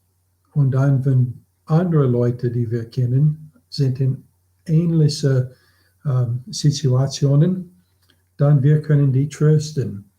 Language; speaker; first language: German; non-native, fluent; English